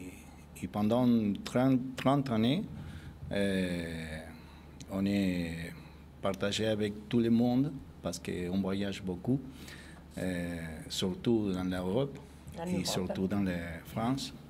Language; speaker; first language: French; non-native, fluent; Spanish